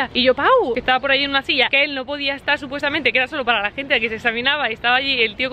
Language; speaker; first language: Spanish; native; Spanish